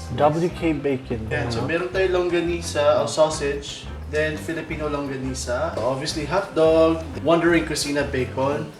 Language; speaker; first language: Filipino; non-native, local second language; Cebuano